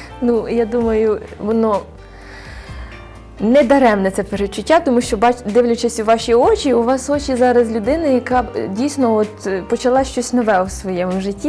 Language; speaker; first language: Ukrainian; native; Ukrainian